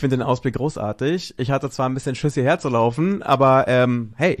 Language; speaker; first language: German; native; German